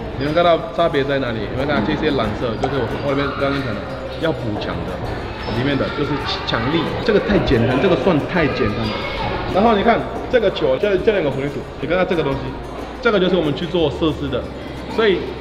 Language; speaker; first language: Chinese; non-native, fluent; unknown